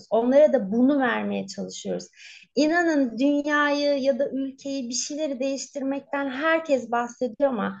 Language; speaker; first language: Turkish; native; Turkish